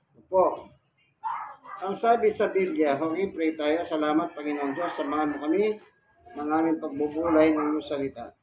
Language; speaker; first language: Filipino; non-native, local second language; Pampanga